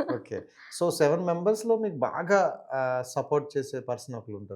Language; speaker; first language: Telugu; native; Telugu